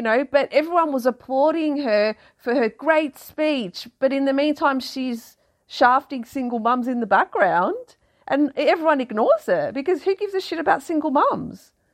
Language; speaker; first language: English; early bilingual, other home language; Greek